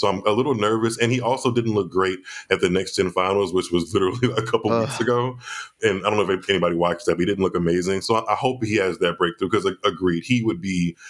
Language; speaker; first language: English; native; English